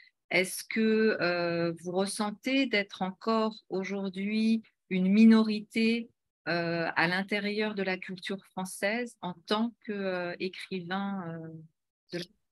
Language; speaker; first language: French; native; French